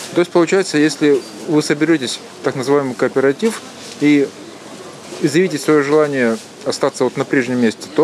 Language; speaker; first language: Russian; native; Russian